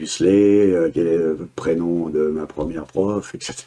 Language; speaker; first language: French; native; French